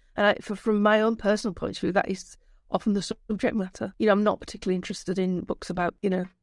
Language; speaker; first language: English; native; English